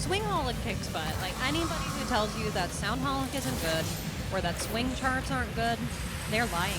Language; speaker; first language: English; native; English